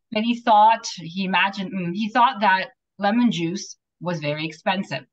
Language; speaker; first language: English; native; English